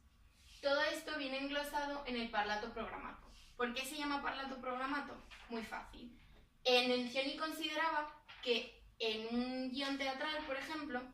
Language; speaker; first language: Spanish; native; Spanish